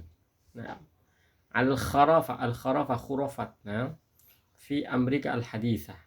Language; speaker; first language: Arabic; non-native, fluent; Indonesian